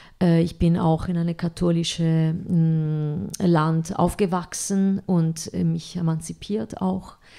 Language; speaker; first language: German; non-native, fluent; Italian